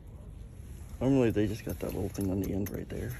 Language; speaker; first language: English; native; English